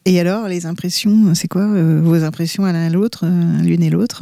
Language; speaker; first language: French; native; French